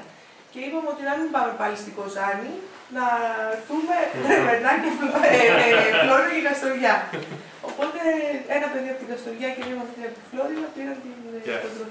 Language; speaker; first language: Greek; native; Greek